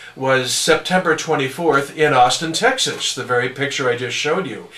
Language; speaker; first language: English; native; English